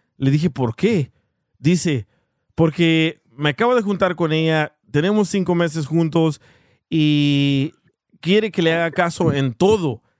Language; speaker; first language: Spanish; early bilingual, heritage; Spanish